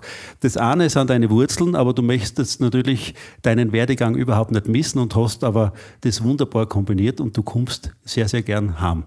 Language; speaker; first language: German; native; German